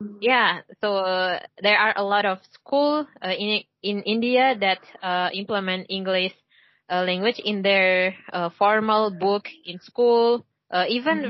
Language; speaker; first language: English; non-native, learner; Indonesian